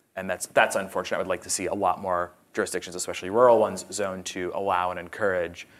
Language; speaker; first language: English; native; English